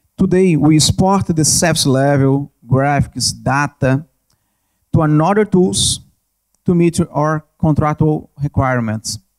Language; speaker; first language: English; non-native, learner; Portuguese